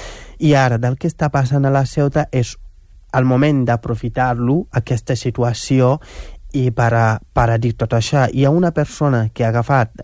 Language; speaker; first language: Catalan; non-native, local second language; Wolof